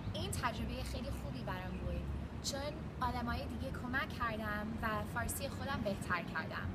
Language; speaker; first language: Persian; early bilingual, other home language; English